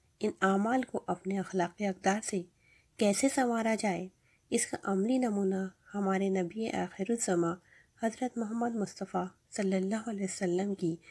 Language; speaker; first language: Urdu; native; Urdu